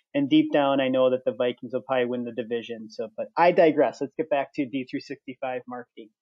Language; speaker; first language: English; native; English